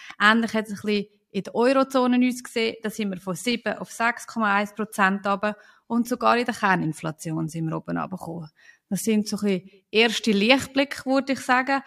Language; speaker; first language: German; native; German